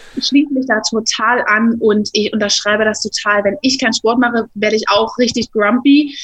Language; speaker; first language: German; native; German